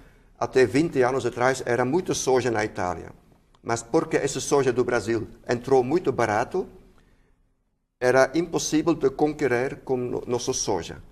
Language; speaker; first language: Portuguese; non-native, fluent; Dutch